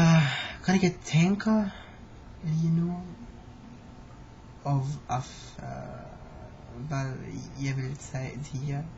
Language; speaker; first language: Danish; non-native, learner; English